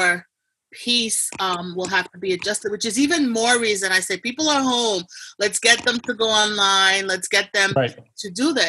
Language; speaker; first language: English; native; English